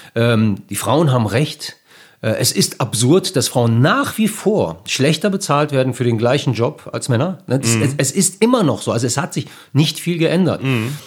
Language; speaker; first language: German; native; German